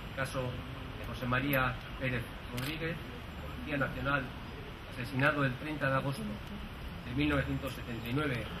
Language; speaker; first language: Spanish; native; Spanish